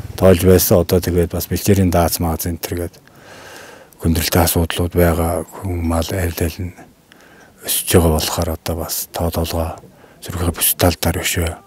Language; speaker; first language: Mongolian; native; Mongolian